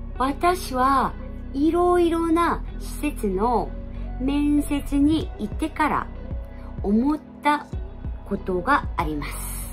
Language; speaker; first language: Japanese; non-native, fluent; Korean